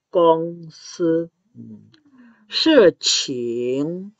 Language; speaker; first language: Chinese; non-native, fluent; Indonesian